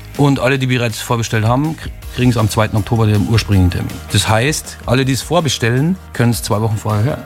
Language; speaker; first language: German; native; German